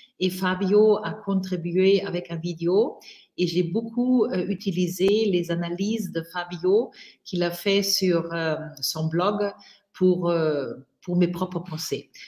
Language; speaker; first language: French; non-native, fluent; German